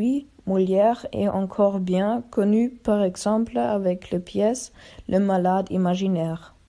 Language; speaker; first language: French; non-native, learner; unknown